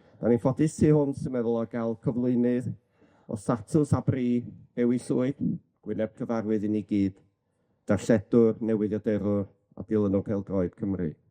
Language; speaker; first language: Welsh; native; Welsh